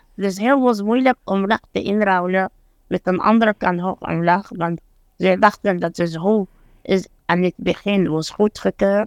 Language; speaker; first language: Dutch; non-native, fluent; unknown